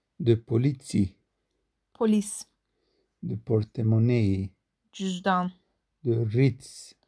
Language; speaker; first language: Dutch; non-native, learner; Turkish